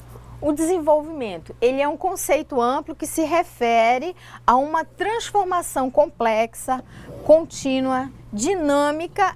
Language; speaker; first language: Portuguese; native; Portuguese